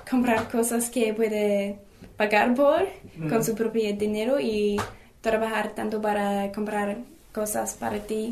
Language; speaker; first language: Spanish; non-native, learner; English